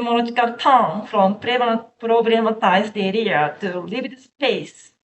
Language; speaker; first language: English; non-native, learner; Japanese